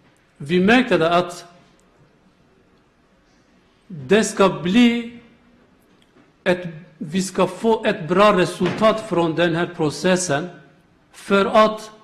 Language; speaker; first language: Swedish; non-native, learner; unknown